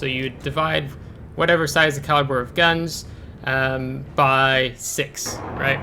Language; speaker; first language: English; native; English